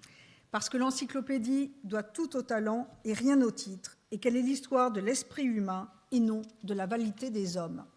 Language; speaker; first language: French; native; French